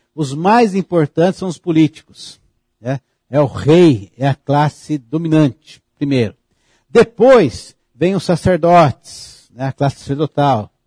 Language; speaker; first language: Portuguese; native; Portuguese